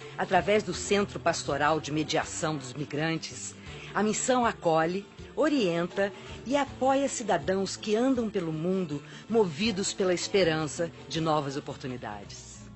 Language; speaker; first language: Portuguese; native; Portuguese